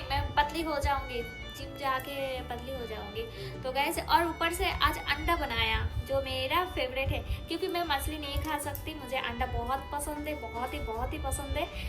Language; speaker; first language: Hindi; non-native, local second language; Bangla